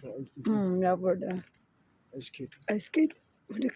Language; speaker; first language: English; non-native, learner; Filipino